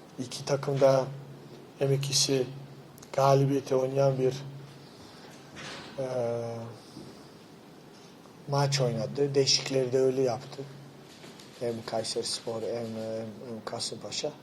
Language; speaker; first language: Turkish; non-native, fluent; Georgian